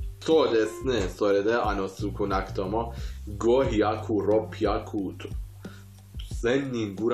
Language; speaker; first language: Japanese; non-native, fluent; Persian